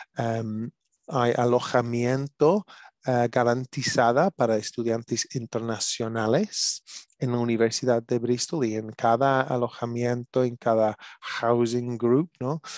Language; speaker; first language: Spanish; non-native, learner; English